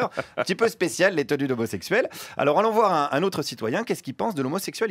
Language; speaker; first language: French; native; French